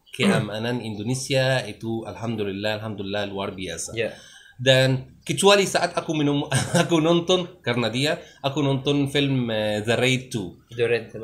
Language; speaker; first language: Indonesian; non-native, learner; French